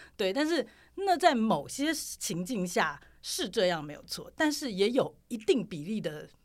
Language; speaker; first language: Chinese; native; Chinese